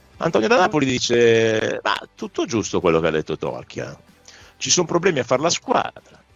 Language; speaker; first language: Italian; native; Italian